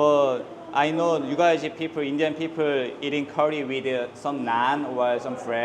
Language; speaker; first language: English; non-native, learner; Korean